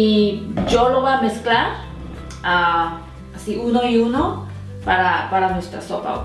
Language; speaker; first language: Spanish; non-native, fluent; Korean